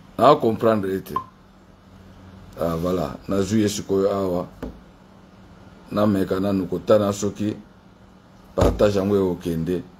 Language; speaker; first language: Lingala; native; Lingala